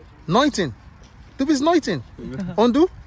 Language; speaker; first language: German; non-native, learner; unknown